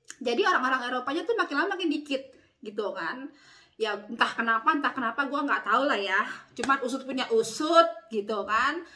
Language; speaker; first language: Indonesian; native; Indonesian